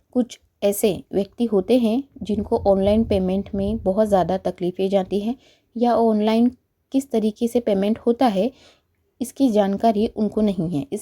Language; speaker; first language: Hindi; non-native, local second language; Marathi